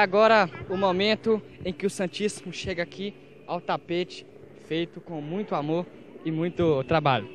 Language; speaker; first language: Portuguese; native; Portuguese